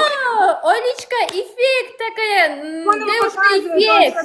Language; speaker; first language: Russian; non-native, learner; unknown